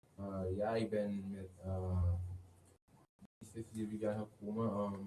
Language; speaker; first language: Dutch; non-native, learner; Haitian Creole